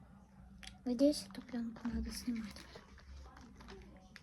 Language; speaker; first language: Russian; non-native, local second language; Armenian